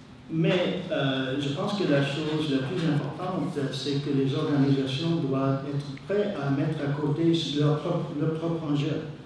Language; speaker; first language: French; non-native, fluent; English